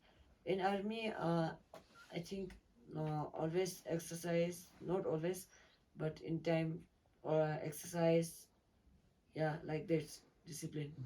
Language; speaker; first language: English; non-native, learner; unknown